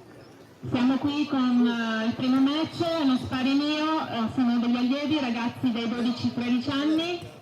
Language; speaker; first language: Italian; native; Italian